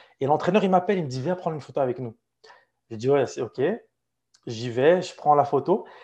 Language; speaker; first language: French; non-native, local second language; Arabic